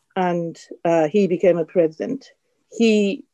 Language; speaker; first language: English; non-native, fluent; Japanese